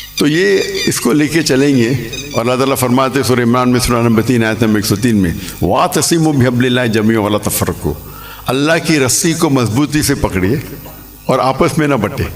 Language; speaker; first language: Urdu; non-native, local second language; English